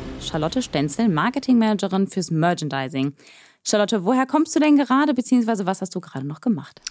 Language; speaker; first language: German; native; German